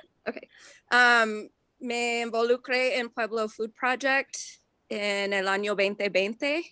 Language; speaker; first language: Spanish; non-native, learner; English